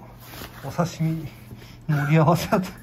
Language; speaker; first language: Japanese; native; Japanese